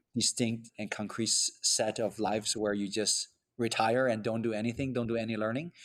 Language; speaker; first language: English; early bilingual, other home language; Chinese